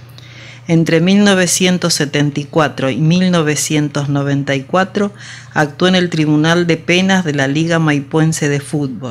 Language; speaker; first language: Spanish; native; Spanish